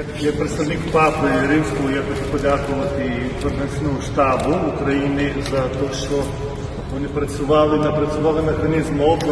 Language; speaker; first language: Ukrainian; non-native, fluent; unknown